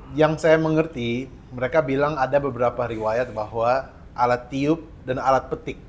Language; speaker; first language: Indonesian; early bilingual, other home language; English